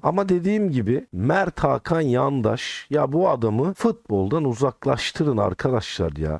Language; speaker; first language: Turkish; native; Turkish